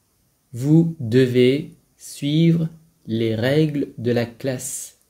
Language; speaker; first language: French; non-native, fluent; Vietnamese